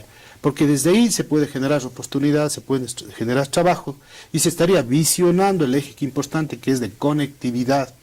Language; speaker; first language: Spanish; native; Spanish